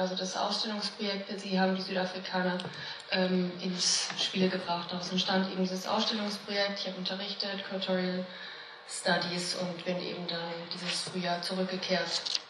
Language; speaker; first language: German; native; German